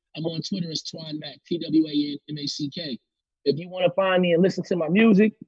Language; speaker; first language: English; native; English